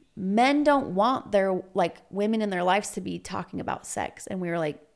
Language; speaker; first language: English; native; English